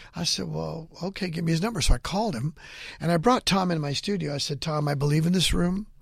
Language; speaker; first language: English; native; English